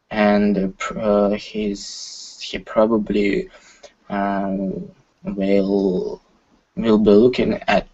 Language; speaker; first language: English; non-native, learner; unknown